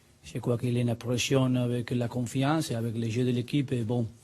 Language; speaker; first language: French; non-native, learner; Spanish